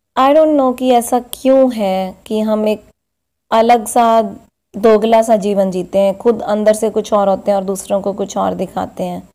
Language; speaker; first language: Hindi; native; Hindi